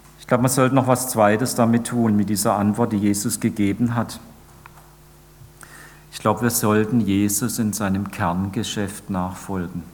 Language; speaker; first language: German; native; German